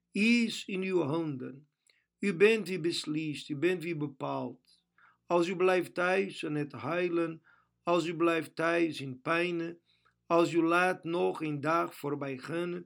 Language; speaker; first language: Dutch; non-native, fluent; Portuguese